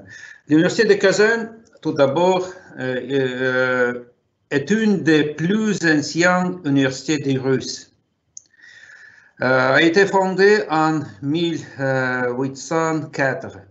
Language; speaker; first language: French; non-native, fluent; Russian